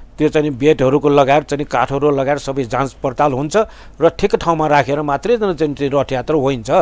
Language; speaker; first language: Nepali; non-native, local second language; Newari